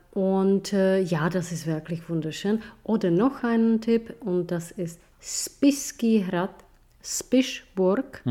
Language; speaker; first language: German; non-native, fluent; Czech